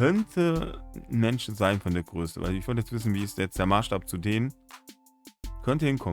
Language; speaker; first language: German; native; German